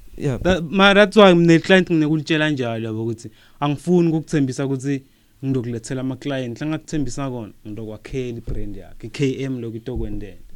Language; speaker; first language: Zulu; non-native, local second language; Swati